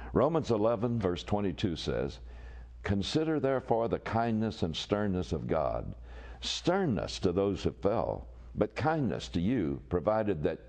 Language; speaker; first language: English; native; English